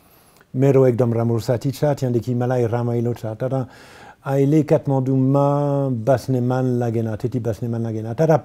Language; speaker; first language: Nepali; non-native, learner; French